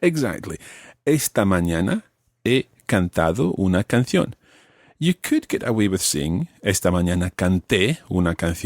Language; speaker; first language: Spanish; non-native, fluent; English